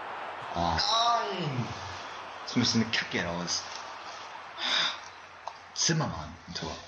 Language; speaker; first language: German; native; German